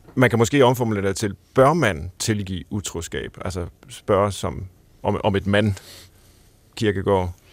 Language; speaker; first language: Danish; native; Danish